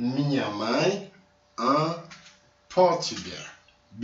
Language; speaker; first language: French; non-native, local second language; Haitian Creole